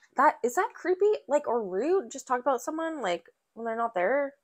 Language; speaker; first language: English; native; English